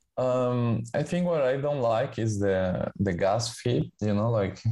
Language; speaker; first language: English; non-native, fluent; Spanish